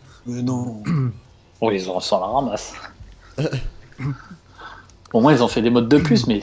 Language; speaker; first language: French; native; French